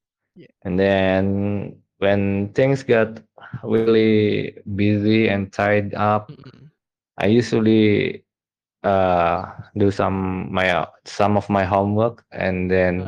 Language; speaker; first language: English; non-native, fluent; Indonesian